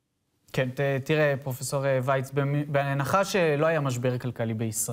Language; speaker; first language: Hebrew; native; Hebrew